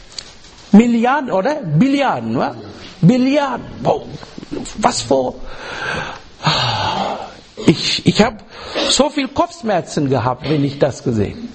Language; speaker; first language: German; non-native, learner; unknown